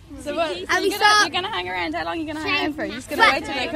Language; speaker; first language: English; native; English